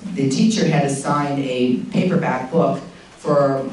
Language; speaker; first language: English; native; English